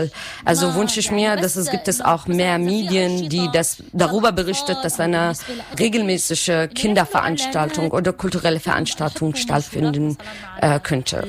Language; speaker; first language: German; non-native, learner; Arabic